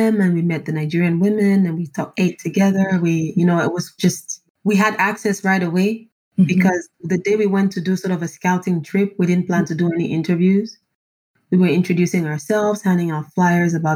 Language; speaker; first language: English; non-native, local second language; Yoruba